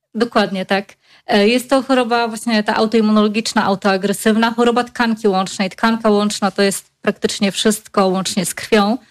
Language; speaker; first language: Polish; native; Polish